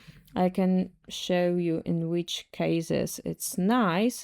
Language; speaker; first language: English; non-native, fluent; Russian